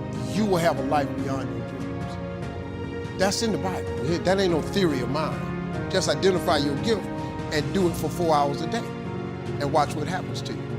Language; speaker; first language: English; native; English